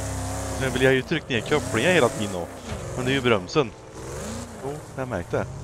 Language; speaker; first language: Swedish; native; Swedish